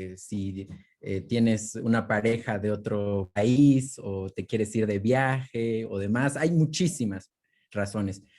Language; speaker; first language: Spanish; non-native, local second language; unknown